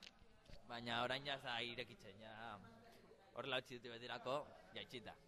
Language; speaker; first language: Basque; non-native, local second language; Spanish